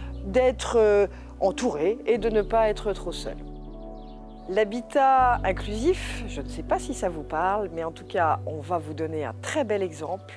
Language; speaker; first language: French; native; French